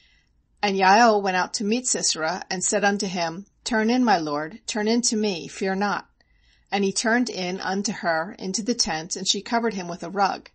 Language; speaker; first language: English; native; English